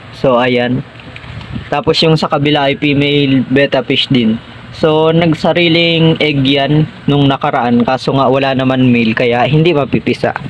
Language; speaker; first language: Filipino; non-native, local second language; Bikol